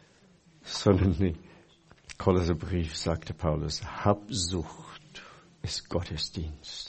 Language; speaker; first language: German; non-native, fluent; Chinese